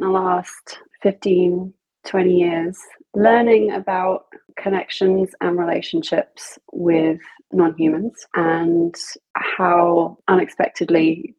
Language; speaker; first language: English; native; English